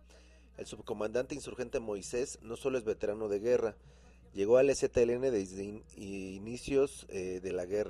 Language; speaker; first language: Spanish; native; Spanish